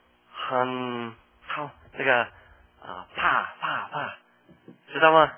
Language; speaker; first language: Chinese; non-native, learner; English